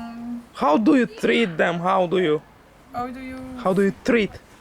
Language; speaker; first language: English; non-native, fluent; Romanian